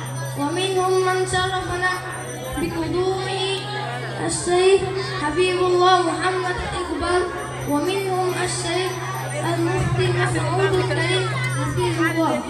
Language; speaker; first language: Arabic; non-native, learner; Bangla